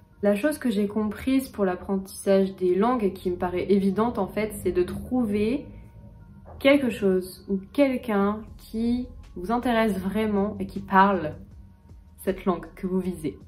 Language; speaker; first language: French; native; French